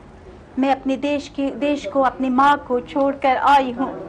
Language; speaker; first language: Hindi; non-native, fluent; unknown